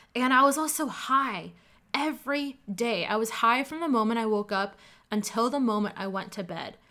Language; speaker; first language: English; early bilingual, other home language; Cantonese